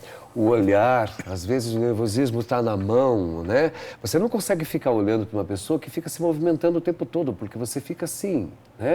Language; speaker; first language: Portuguese; native; Portuguese